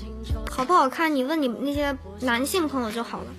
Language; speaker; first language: Chinese; native; Chinese